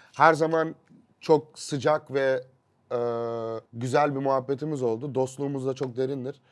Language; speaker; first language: Turkish; early bilingual, heritage; Turkish